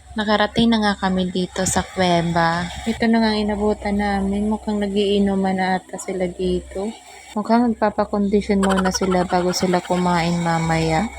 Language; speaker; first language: Filipino; non-native, local second language; Bikol